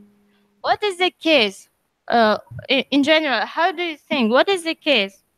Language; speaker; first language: English; non-native, learner; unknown